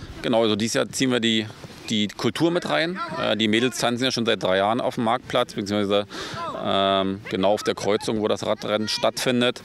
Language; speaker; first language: German; native; German